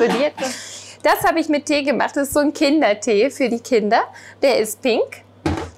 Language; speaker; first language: German; native; German